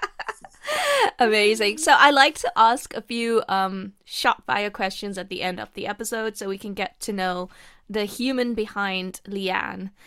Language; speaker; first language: English; native; English